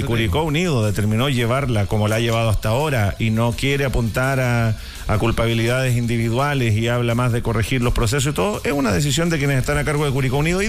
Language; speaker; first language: Spanish; native; Spanish